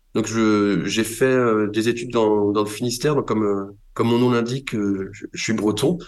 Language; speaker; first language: French; native; French